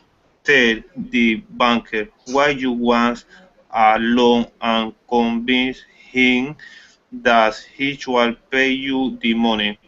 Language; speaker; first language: English; non-native, learner; Spanish